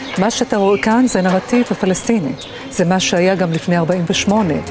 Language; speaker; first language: Hebrew; non-native, local second language; Arabic